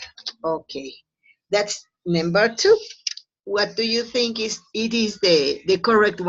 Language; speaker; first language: English; non-native, fluent; Spanish